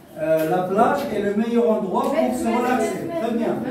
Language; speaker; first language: French; non-native, local second language; Arabic